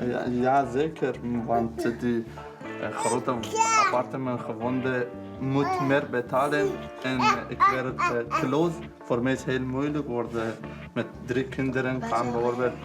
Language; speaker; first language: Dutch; non-native, learner; Persian